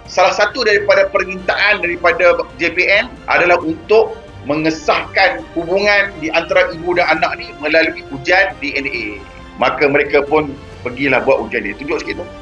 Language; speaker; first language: Malay; native; Malay